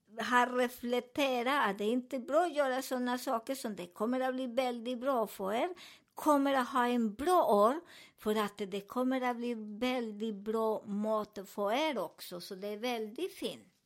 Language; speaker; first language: Swedish; non-native, learner; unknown